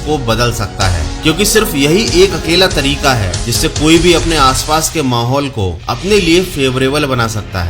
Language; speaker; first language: Hindi; native; Hindi